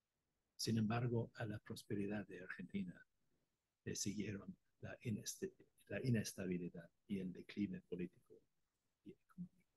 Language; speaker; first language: Spanish; non-native, fluent; Irish